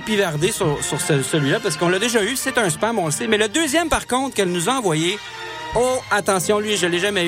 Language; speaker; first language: French; native; French